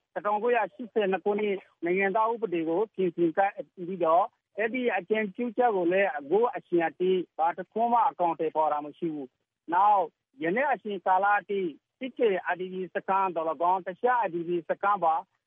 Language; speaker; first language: Burmese; non-native, local second language; Rohingya